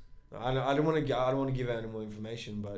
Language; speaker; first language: English; native; English